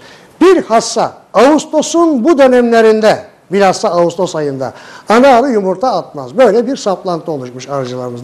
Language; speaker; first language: Turkish; native; Turkish